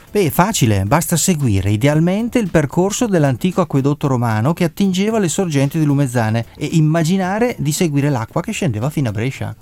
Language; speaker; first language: Italian; native; Italian